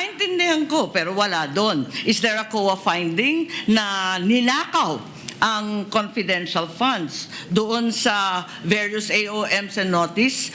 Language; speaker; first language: Filipino; native; Filipino